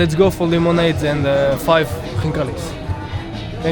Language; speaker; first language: English; non-native, learner; French